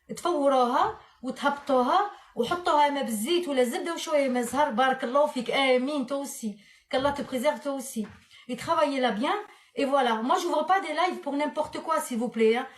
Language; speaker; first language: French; non-native, local second language; Arabic